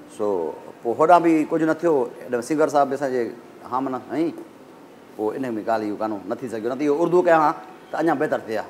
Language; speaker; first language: Sindhi; native; Sindhi